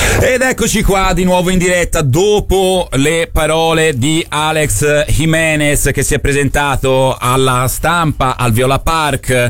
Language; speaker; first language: Italian; native; Italian